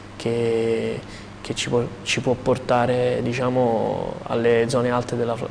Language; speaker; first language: Italian; native; Italian